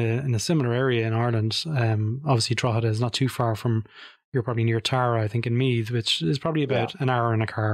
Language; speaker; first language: English; native; English